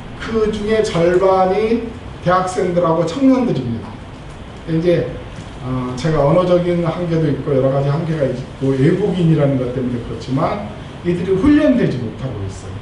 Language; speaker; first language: Korean; native; Korean